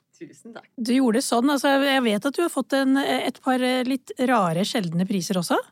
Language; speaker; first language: Norwegian; early bilingual, other home language; Urdu